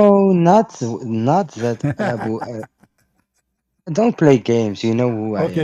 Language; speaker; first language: English; non-native, fluent; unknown